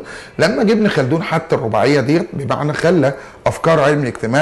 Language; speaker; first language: Arabic; native; Arabic